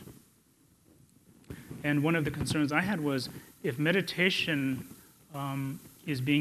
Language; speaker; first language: English; non-native, local second language; Tibetan